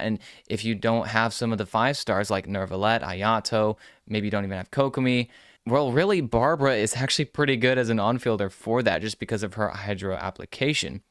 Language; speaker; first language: English; native; English